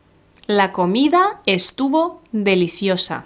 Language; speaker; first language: Spanish; non-native, fluent; Russian